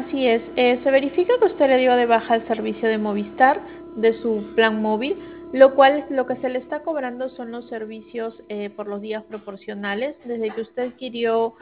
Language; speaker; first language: Spanish; native; Spanish